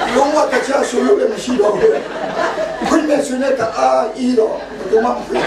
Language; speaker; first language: Burmese; non-native, local second language; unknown